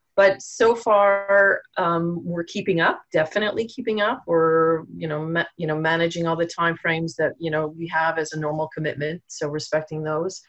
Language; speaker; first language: English; native; English